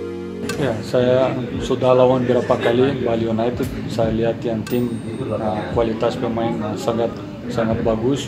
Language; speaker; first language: Indonesian; non-native, fluent; Portuguese